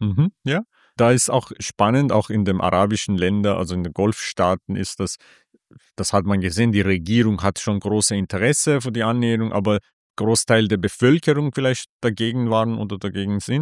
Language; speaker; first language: German; non-native, fluent; Persian